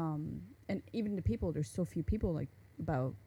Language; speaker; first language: English; non-native, fluent; Norwegian